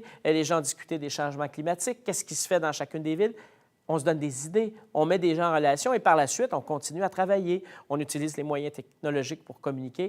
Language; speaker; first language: French; native; French